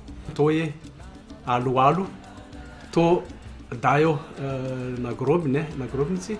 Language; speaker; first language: Slovenian; non-native, learner; Malagasy